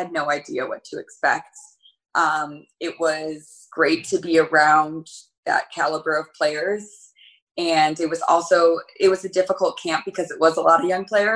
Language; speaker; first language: English; native; English